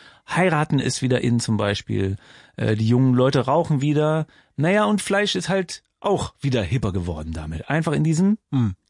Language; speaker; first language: German; native; German